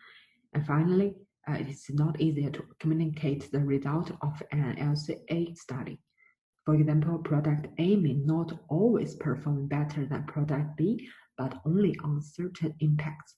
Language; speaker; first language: English; non-native, fluent; Chinese